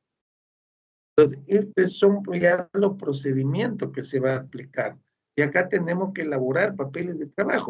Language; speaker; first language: Spanish; native; Spanish